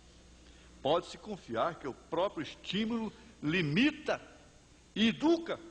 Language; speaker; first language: Portuguese; native; Portuguese